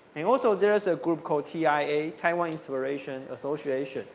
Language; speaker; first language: English; non-native, fluent; Chinese